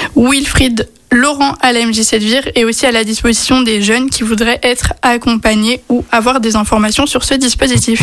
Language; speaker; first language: French; native; French